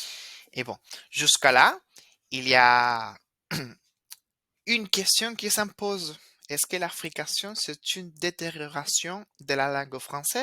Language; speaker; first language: French; non-native, fluent; Spanish